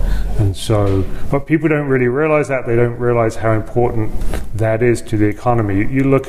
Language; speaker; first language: English; native; English